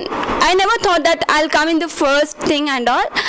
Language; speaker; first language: English; non-native, local second language; Kannada